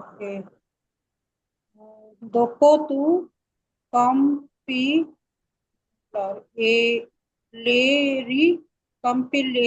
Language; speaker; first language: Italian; non-native, learner; Punjabi